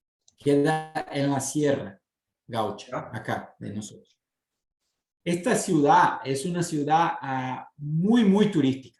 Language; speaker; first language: Spanish; non-native, fluent; Portuguese